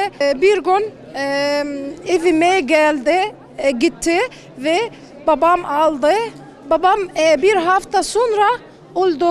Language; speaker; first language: Turkish; non-native, learner; Arabic